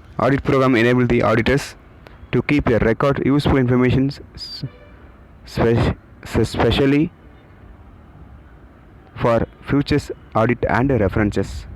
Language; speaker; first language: English; non-native, local second language; Tamil